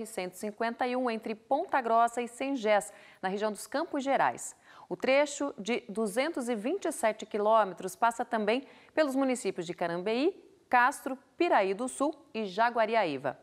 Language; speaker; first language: Portuguese; native; Portuguese